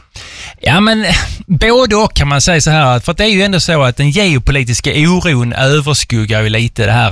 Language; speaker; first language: Swedish; native; Swedish